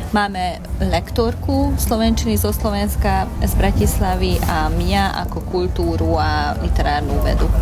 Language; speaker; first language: Slovak; non-native, local second language; Hungarian